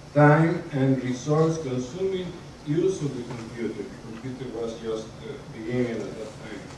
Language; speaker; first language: English; non-native, fluent; Spanish